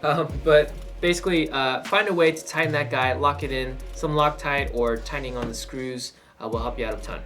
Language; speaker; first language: English; native; English